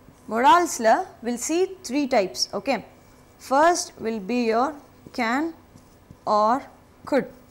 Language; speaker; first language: English; non-native, local second language; Tamil